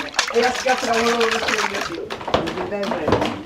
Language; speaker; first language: Japanese; native; Japanese